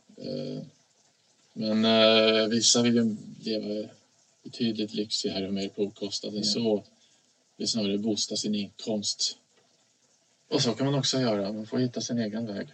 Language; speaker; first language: Swedish; native; Swedish